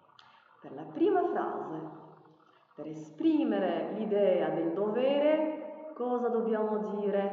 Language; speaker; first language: Italian; non-native, fluent; Arabic